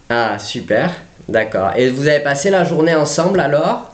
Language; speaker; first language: French; native; French